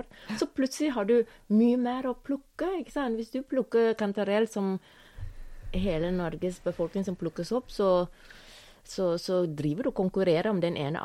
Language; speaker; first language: Norwegian; non-native, fluent; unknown